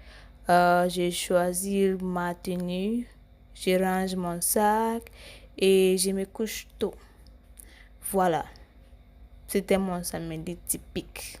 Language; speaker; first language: French; non-native, learner; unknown